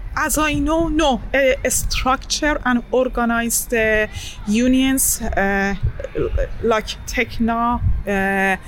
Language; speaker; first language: English; non-native, learner; Persian